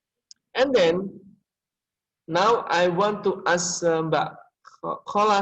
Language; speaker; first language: English; non-native, learner; Indonesian